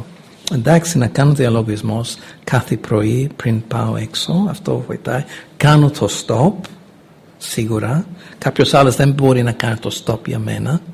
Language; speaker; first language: Greek; non-native, fluent; English